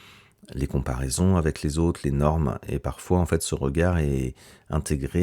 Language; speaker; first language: French; native; French